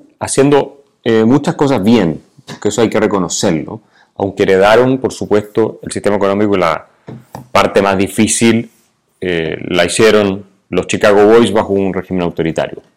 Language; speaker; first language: Spanish; native; Spanish